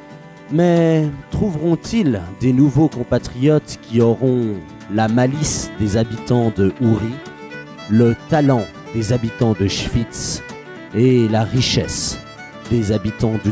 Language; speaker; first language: French; native; French